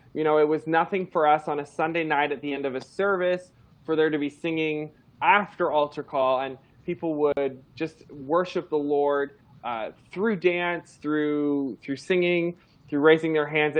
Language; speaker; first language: English; native; English